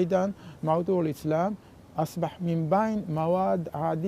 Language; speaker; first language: Arabic; non-native, fluent; Japanese